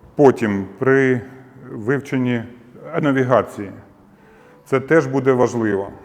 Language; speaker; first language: Ukrainian; native; Ukrainian